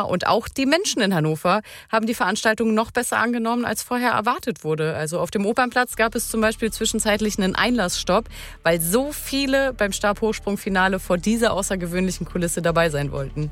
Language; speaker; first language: German; native; German